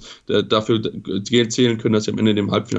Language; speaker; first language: German; native; German